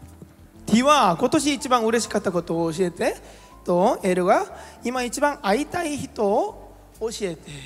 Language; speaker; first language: Japanese; non-native, fluent; Korean